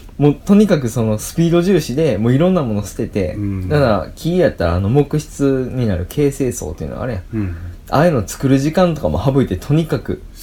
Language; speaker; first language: Japanese; native; Japanese